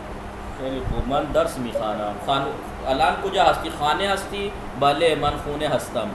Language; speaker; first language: Persian; non-native, fluent; Urdu